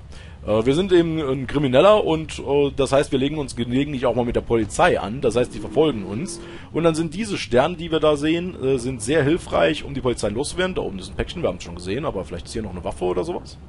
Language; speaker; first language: German; native; German